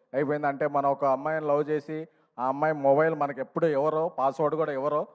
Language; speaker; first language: Telugu; native; Telugu